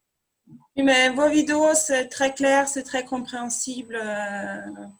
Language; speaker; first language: French; non-native, fluent; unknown